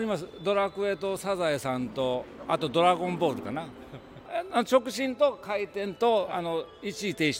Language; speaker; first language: Japanese; native; Japanese